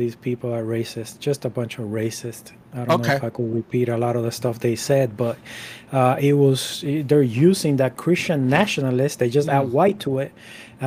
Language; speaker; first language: English; non-native, fluent; Spanish